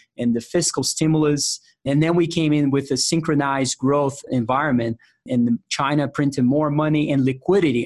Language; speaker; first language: English; non-native, fluent; Portuguese